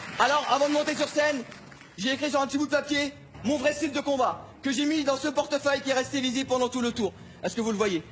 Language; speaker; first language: French; non-native, fluent; Arabic